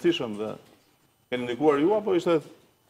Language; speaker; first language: Albanian; native; Albanian